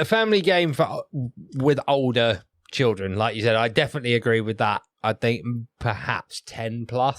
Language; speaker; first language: English; native; English